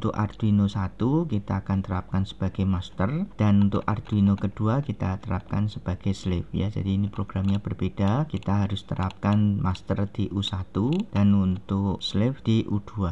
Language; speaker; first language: Indonesian; native; Indonesian